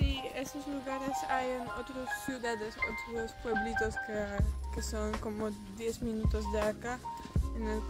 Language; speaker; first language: Spanish; non-native, fluent; Polish